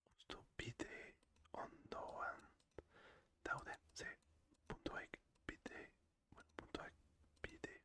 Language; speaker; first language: Basque; non-native, learner; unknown